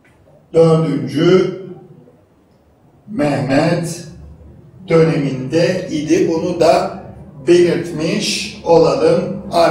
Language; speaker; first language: Turkish; native; Turkish